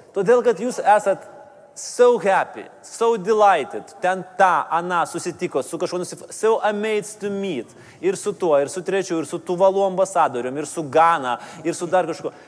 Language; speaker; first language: Lithuanian; native; Lithuanian